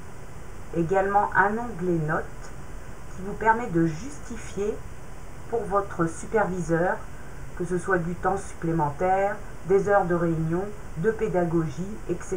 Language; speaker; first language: French; native; French